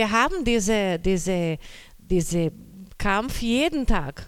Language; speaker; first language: German; non-native, learner; Portuguese